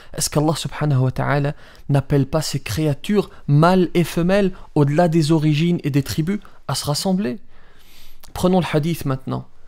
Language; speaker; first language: French; early bilingual, other home language; Riffian